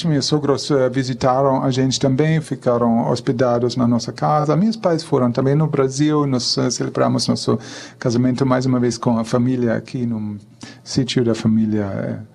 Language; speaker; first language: Portuguese; non-native, fluent; German